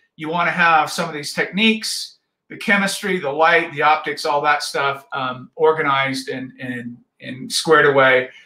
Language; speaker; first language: English; native; English